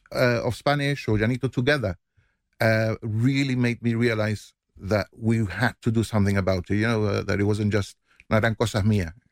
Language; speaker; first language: English; non-native, fluent; Spanish